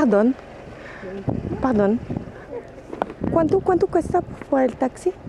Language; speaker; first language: Spanish; non-native, learner; French